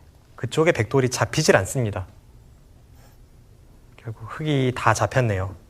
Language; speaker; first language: Korean; native; Korean